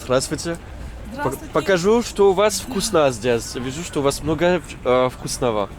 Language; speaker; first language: Russian; non-native, learner; French